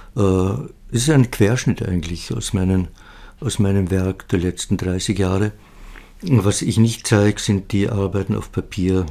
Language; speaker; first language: German; native; German